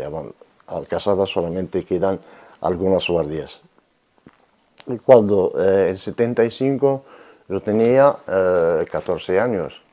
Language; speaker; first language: Spanish; non-native, learner; Arabic